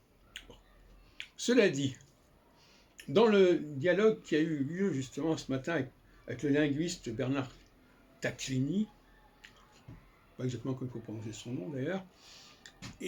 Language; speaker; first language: French; native; French